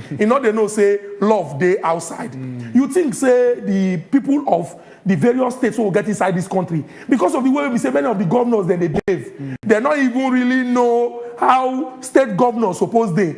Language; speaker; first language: Nigerian Pidgin; native; Nigerian Pidgin